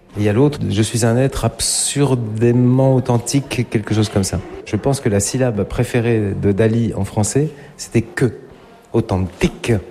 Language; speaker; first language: French; native; French